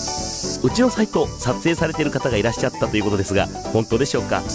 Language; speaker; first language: Japanese; native; Japanese